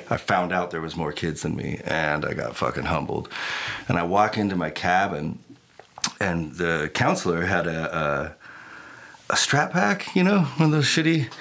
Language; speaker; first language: English; native; English